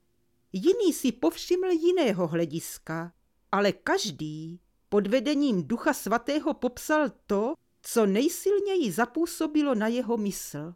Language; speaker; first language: Czech; native; Czech